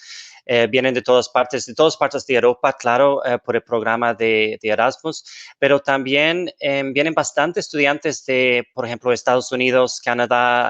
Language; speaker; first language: Spanish; non-native, fluent; English